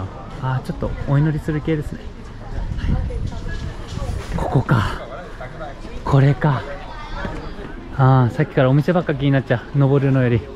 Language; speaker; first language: Japanese; native; Japanese